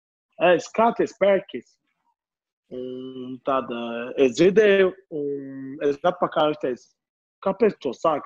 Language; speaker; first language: Latvian; non-native, learner; Portuguese